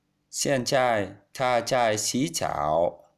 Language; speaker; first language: Chinese; non-native, learner; Vietnamese